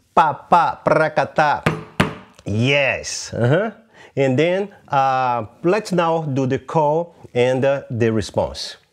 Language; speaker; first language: English; non-native, fluent; Portuguese